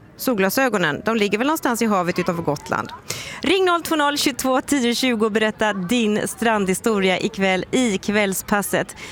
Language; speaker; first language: Swedish; native; Swedish